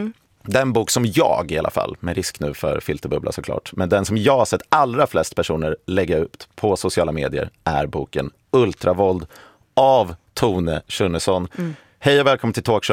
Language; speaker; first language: Swedish; native; Swedish